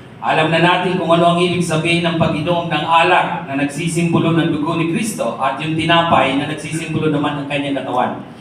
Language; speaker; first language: Filipino; non-native, local second language; Masbatenyo